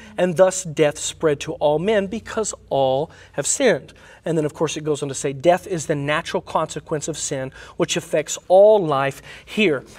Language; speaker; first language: English; native; English